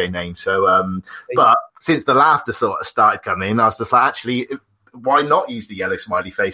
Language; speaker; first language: English; native; English